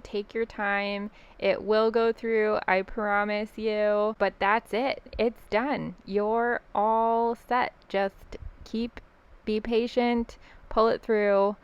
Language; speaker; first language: English; native; English